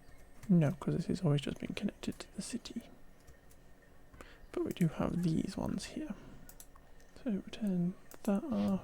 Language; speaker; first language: English; native; English